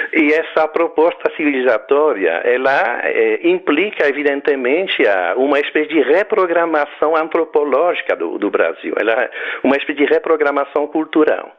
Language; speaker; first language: Portuguese; non-native, fluent; French